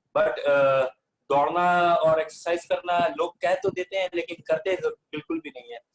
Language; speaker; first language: Hindi; native; Hindi